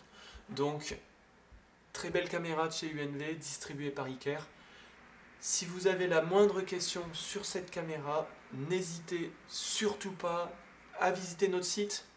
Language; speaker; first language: French; native; French